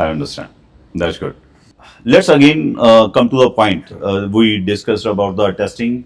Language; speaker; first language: English; non-native, local second language; Hindi